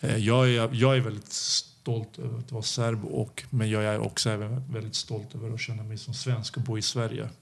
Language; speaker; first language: Swedish; early bilingual, other home language; Serbian